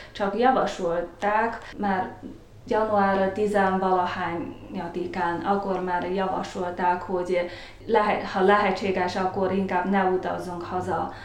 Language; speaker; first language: Hungarian; non-native, learner; Chinese